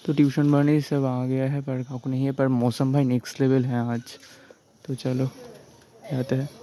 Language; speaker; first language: Hindi; non-native, local second language; Bangla